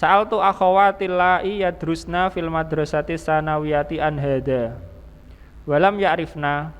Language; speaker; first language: Arabic; non-native, fluent; Indonesian